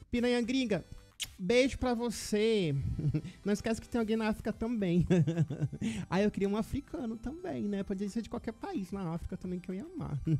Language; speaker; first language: Portuguese; native; Portuguese